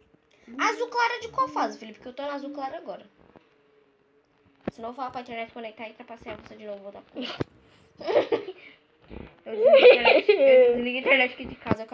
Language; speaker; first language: Portuguese; native; Portuguese